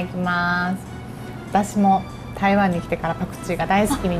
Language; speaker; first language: Japanese; native; Japanese